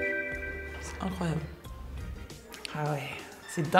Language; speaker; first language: French; native; French